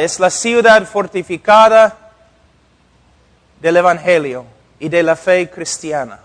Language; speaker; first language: Spanish; non-native, fluent; English